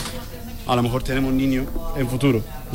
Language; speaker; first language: Spanish; non-native, learner; Turkish